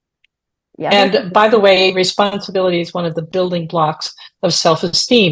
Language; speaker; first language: English; native; English